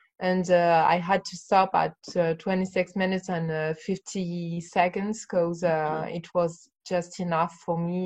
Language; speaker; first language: English; non-native, learner; French